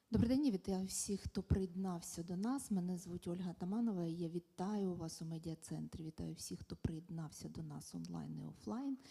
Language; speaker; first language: Ukrainian; native; Ukrainian